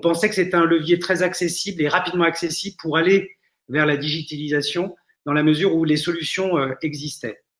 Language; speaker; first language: French; native; French